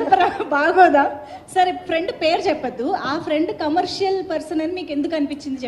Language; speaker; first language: Telugu; native; Telugu